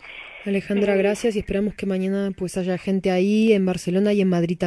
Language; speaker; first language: Spanish; native; Spanish